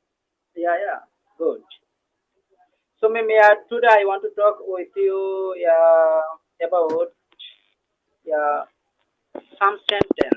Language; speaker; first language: English; non-native, learner; Bangla